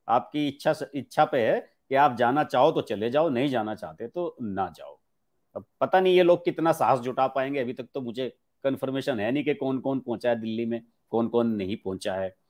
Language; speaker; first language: Hindi; native; Hindi